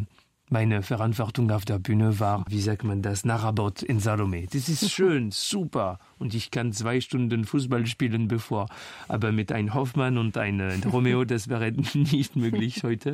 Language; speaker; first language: German; non-native, fluent; French